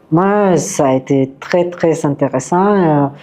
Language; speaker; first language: French; non-native, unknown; Spanish